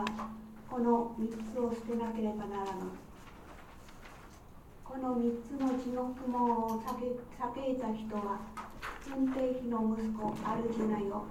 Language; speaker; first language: Japanese; native; Japanese